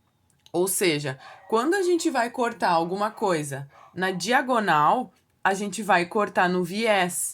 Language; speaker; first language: Portuguese; native; Portuguese